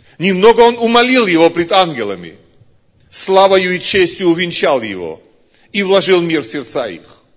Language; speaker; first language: Russian; non-native, local second language; Georgian